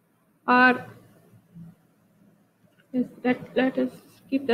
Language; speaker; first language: English; non-native, local second language; Tamil